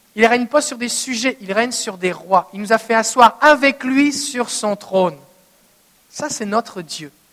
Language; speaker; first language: French; native; French